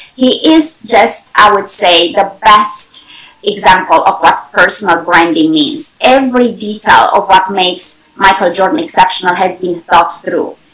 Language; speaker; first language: English; non-native, fluent; Romanian